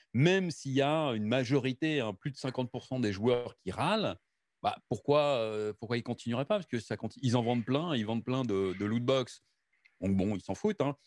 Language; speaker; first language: French; native; French